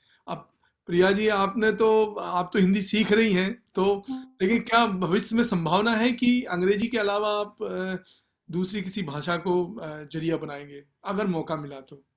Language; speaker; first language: Hindi; native; Hindi